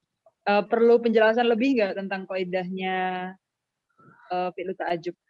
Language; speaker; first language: Indonesian; native; Indonesian